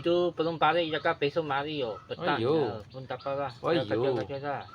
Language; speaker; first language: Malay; non-native, local second language; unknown